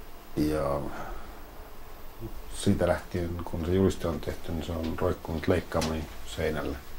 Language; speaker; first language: Finnish; native; Finnish